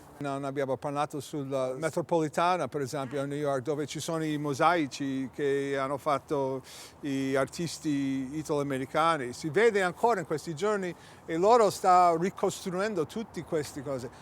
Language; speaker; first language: Italian; early bilingual, heritage; English